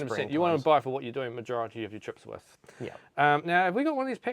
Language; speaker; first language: English; native; English